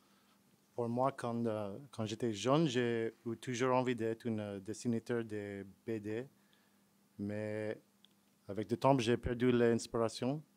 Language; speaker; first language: French; non-native, fluent; English